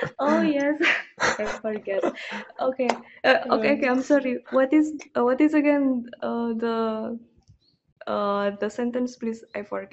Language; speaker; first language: English; non-native, learner; Indonesian